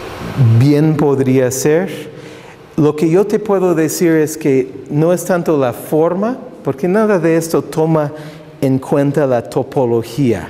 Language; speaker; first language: Spanish; non-native, fluent; English